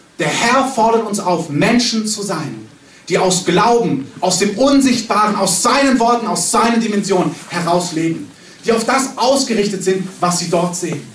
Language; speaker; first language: German; native; German